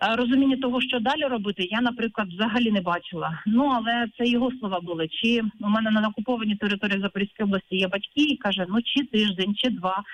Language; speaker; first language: Ukrainian; non-native, local second language; Russian